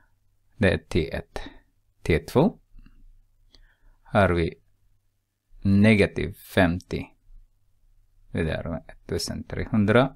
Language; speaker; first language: Swedish; non-native, fluent; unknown